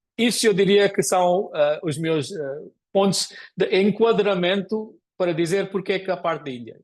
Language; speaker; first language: Portuguese; non-native, fluent; Konkani